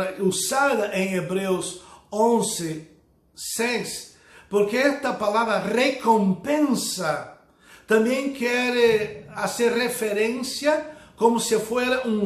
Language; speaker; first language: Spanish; non-native, fluent; Portuguese